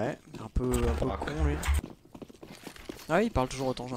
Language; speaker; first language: French; native; French